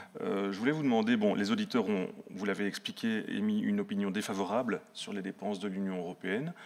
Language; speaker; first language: French; native; French